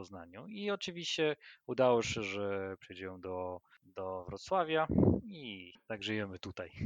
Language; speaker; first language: Polish; non-native, learner; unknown